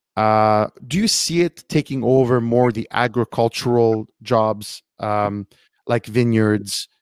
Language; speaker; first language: English; early bilingual, heritage; Italian